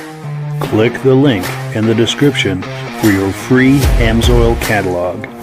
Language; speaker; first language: English; native; English